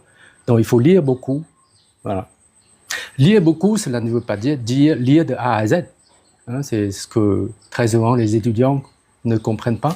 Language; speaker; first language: French; non-native, fluent; Khmer